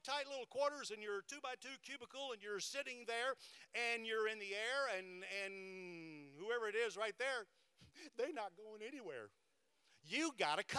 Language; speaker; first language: English; native; English